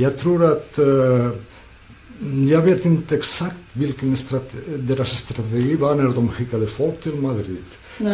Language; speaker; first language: Swedish; non-native, fluent; Catalan